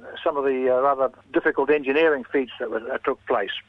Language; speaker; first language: English; early bilingual, other home language; Estonian